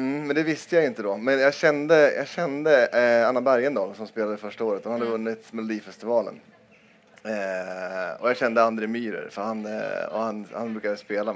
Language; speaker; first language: Swedish; native; Swedish